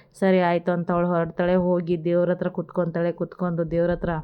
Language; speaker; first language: Kannada; native; Kannada